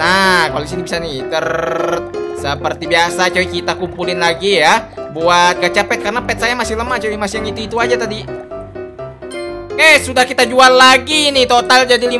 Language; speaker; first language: Indonesian; native; Indonesian